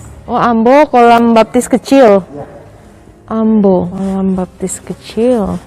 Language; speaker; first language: Indonesian; native; Indonesian